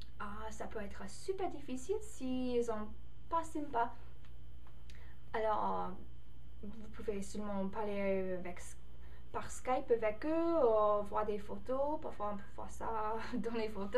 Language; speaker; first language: French; non-native, learner; English